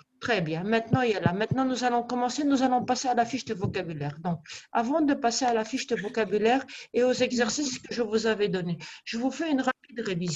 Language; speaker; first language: French; non-native, local second language; Arabic